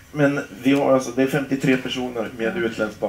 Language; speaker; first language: Swedish; native; Swedish